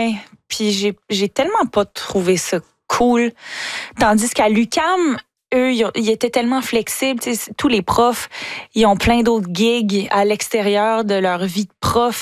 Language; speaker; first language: French; native; French